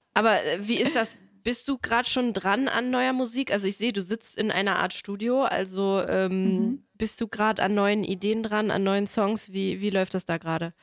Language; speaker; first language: German; native; German